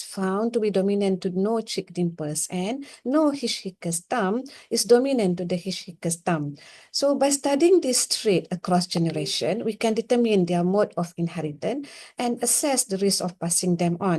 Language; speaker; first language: English; non-native, local second language; Malay